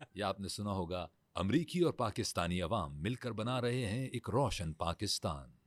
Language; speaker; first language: Urdu; native; Urdu